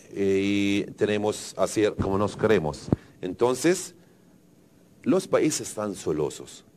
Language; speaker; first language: Spanish; non-native, learner; Arabic